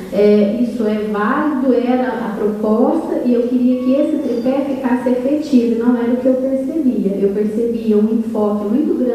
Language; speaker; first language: Portuguese; native; Portuguese